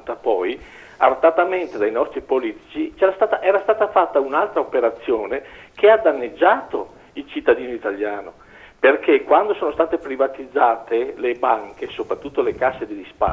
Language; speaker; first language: Italian; native; Italian